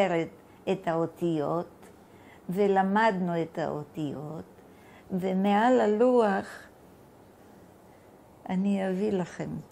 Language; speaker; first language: Hebrew; non-native, fluent; Bulgarian